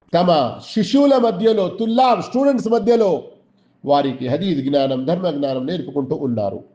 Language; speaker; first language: Telugu; non-native, local second language; Urdu